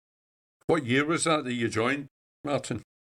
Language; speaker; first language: English; native; English